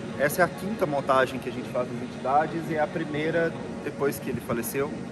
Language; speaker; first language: Portuguese; native; Portuguese